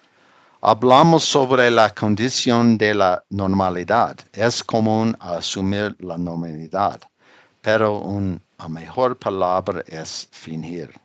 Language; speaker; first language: Spanish; non-native, fluent; English